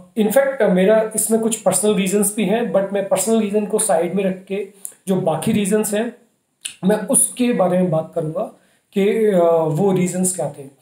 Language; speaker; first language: Hindi; native; Hindi